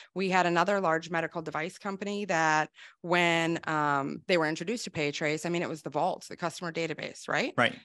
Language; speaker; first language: English; native; English